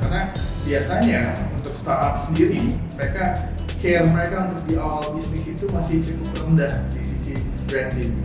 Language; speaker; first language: Indonesian; native; Indonesian